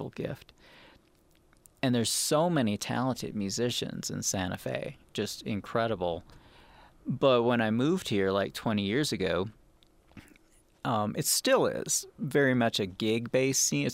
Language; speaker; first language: English; native; English